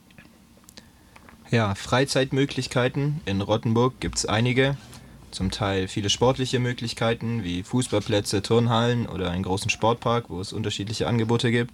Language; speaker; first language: German; native; German